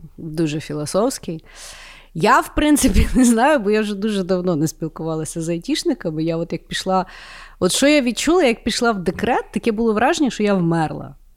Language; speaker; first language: Ukrainian; native; Ukrainian